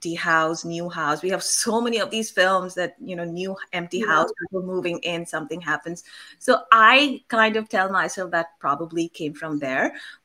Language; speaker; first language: English; non-native, local second language; Bangla